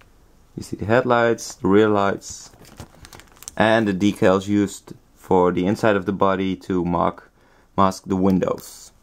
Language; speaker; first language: English; non-native, fluent; Dutch